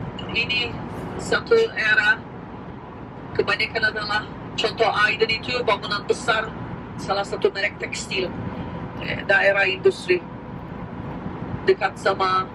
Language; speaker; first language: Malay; non-native, fluent; Turkish